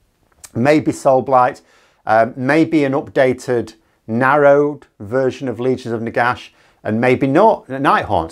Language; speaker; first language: English; native; English